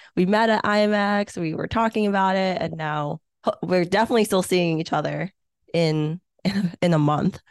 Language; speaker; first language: English; early bilingual, other home language; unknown